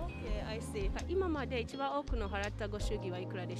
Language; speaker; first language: Japanese; non-native, learner; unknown